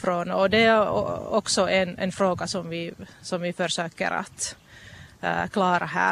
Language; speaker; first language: Swedish; non-native, local second language; Finnish